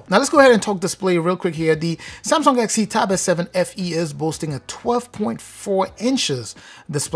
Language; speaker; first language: English; native; English